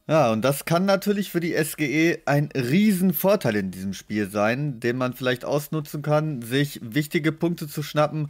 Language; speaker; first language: German; native; German